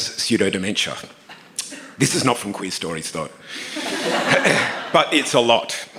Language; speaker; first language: English; native; English